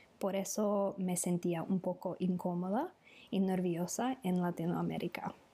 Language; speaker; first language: Spanish; non-native, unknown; English